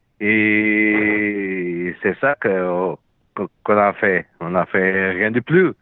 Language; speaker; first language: French; non-native, learner; Portuguese